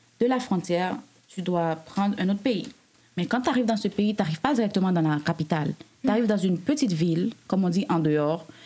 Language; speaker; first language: French; non-native, local second language; Haitian Creole